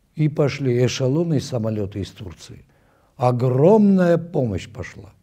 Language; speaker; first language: Russian; non-native, local second language; Armenian